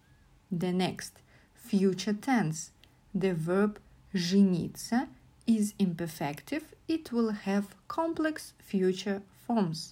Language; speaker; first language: English; non-native, fluent; Russian